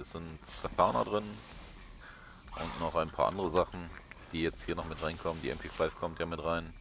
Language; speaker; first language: German; native; German